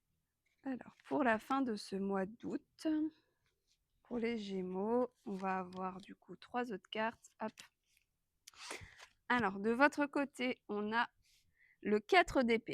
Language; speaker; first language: French; native; French